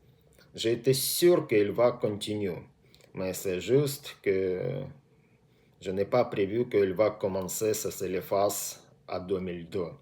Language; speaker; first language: French; non-native, learner; Russian